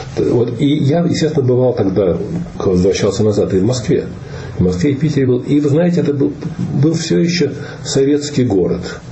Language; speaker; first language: Russian; native; Russian